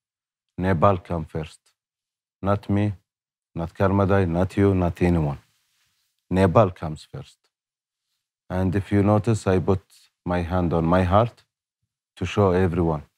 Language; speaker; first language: English; non-native, learner; Arabic